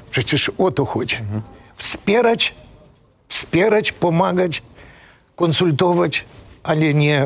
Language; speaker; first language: Polish; non-native, fluent; Russian